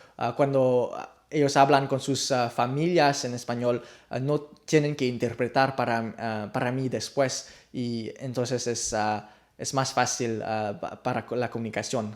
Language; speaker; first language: Spanish; non-native, learner; Vietnamese